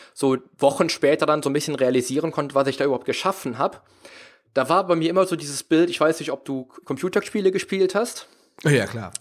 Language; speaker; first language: German; native; German